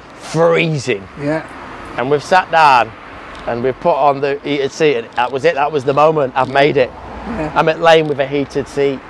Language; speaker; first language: English; native; English